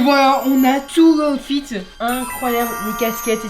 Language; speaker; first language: French; native; French